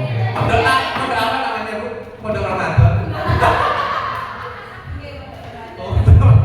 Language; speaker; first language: Indonesian; native; Indonesian